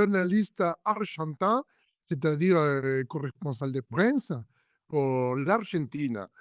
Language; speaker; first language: French; non-native, learner; Spanish